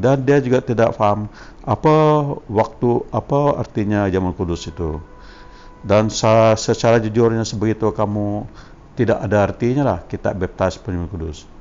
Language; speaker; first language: Malay; non-native, local second language; Iban